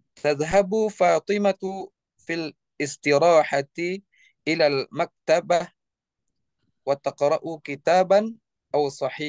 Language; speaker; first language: Arabic; non-native, learner; Indonesian